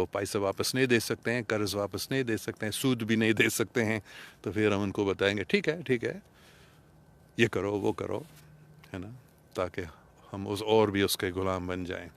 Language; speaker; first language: Urdu; non-native, fluent; English